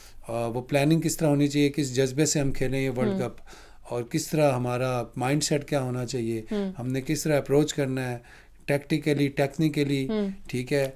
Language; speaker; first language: Urdu; native; Urdu